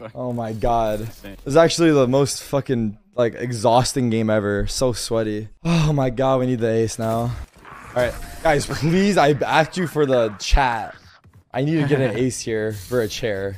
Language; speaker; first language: English; early bilingual, heritage; Turkish